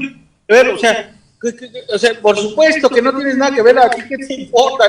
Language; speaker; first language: Spanish; native; Spanish